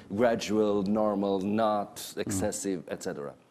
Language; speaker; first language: English; non-native, fluent; Albanian